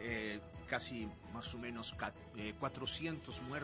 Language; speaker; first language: Portuguese; non-native, learner; Spanish